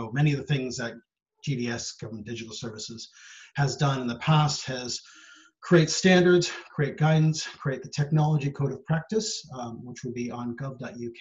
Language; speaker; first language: English; native; English